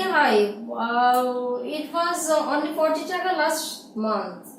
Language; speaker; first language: English; non-native, learner; Bangla